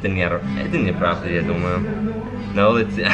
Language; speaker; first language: Russian; non-native, learner; English